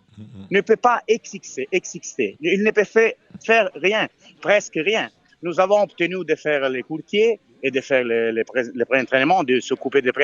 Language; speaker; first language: French; non-native, fluent; Italian